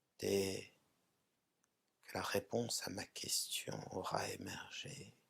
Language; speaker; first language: French; native; French